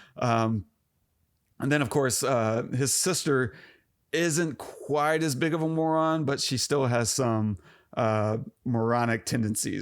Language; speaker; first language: English; native; English